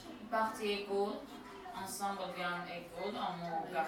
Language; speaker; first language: French; non-native, learner; Armenian